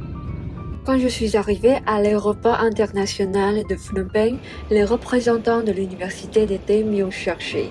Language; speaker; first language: French; non-native, fluent; Vietnamese